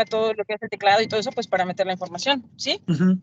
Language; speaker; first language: Spanish; native; Spanish